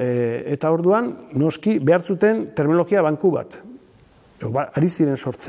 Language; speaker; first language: Basque; native; Basque